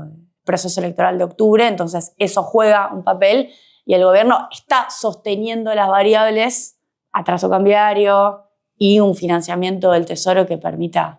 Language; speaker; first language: Spanish; native; Spanish